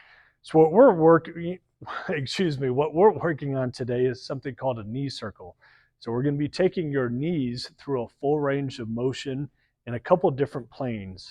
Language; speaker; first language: English; native; English